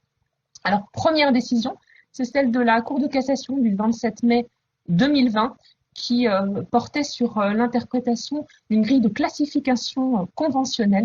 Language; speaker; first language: French; native; French